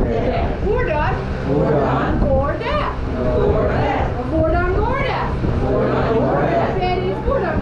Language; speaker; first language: Norwegian; non-native, fluent; English